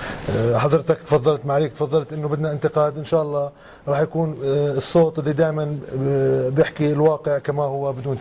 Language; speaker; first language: Arabic; native; Arabic